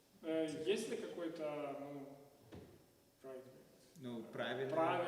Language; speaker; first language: Russian; native; Russian